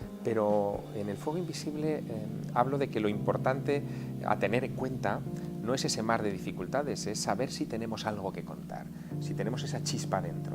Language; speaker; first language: Spanish; native; Spanish